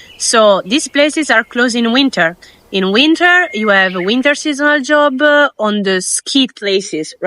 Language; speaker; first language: English; non-native, fluent; Italian